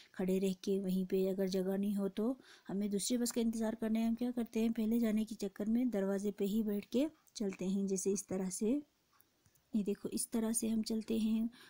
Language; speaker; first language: Hindi; non-native, local second language; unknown